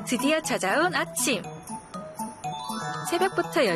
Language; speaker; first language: Korean; native; Korean